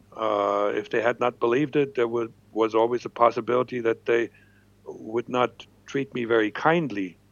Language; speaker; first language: English; non-native, fluent; German